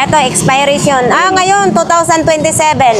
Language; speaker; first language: Filipino; native; Filipino